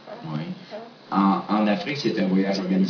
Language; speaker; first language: French; native; French